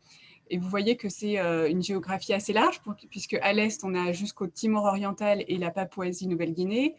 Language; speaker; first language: French; native; French